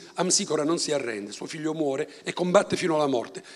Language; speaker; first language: Italian; native; Italian